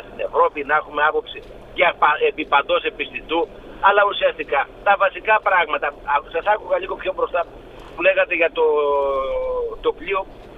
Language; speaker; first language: Greek; native; Greek